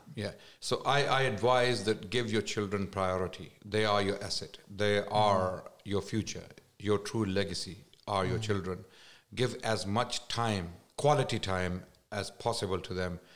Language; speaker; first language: English; non-native, local second language; Urdu